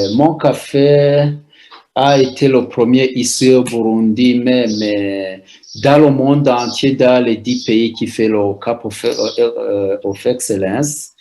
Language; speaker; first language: French; non-native, local second language; Rundi